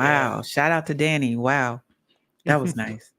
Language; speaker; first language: English; native; English